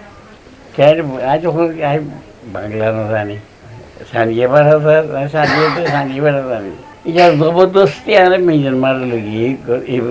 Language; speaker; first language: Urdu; non-native, learner; Bangla